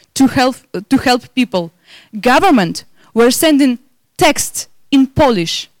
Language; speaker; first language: English; non-native, fluent; Belarusian